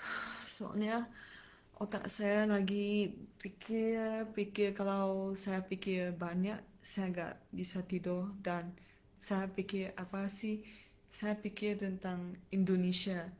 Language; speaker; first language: Indonesian; non-native, fluent; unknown